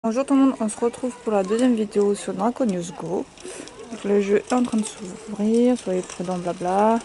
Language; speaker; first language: French; native; French